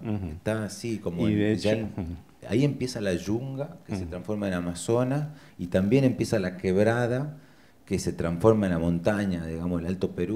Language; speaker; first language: Spanish; native; Spanish